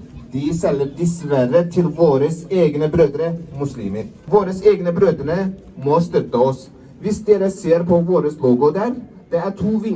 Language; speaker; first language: Norwegian; non-native, fluent; Uyghur